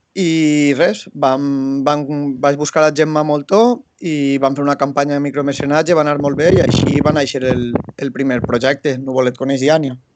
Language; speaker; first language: Catalan; native; Catalan